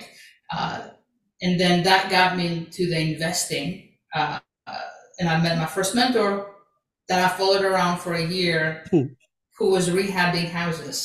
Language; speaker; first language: English; early bilingual, other home language; Greek